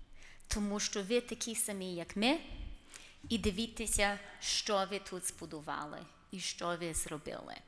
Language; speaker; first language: Ukrainian; early bilingual, heritage; Ukrainian